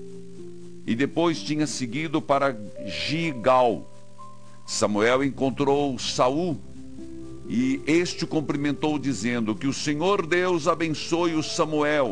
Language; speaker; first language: Portuguese; native; Portuguese